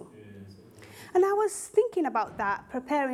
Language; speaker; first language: English; non-native, fluent; Portuguese